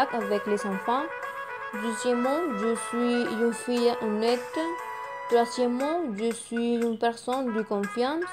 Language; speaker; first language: French; non-native, learner; Spanish